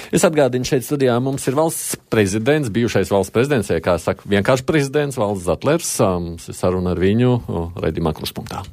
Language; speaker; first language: Latvian; native; Latvian